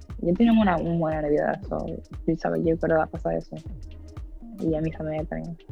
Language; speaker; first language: Spanish; early bilingual, heritage; English